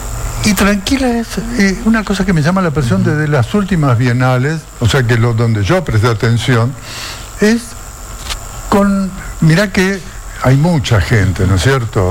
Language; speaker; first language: Spanish; native; Spanish